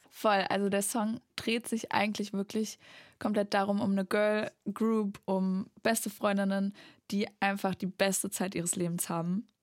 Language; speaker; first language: German; native; German